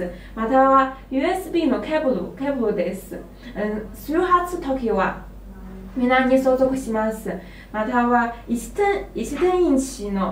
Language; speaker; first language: Japanese; non-native, learner; Chinese